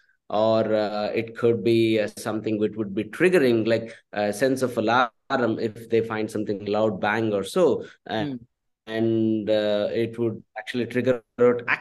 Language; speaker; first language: English; non-native, local second language; Telugu